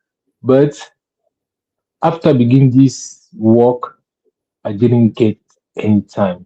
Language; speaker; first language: English; non-native, learner; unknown